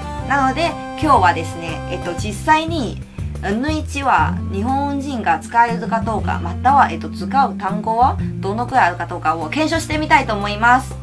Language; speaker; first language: Japanese; non-native, fluent; Chinese